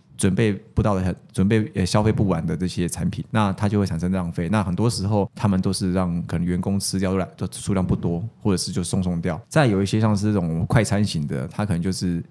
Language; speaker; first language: Chinese; native; Chinese